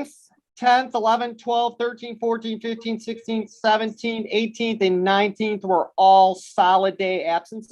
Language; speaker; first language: English; native; English